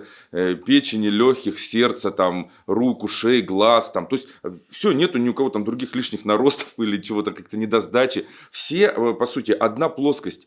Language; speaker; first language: Russian; native; Russian